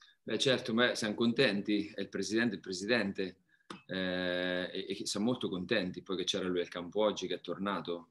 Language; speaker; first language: Italian; native; Italian